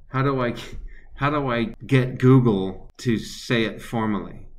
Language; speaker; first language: English; native; English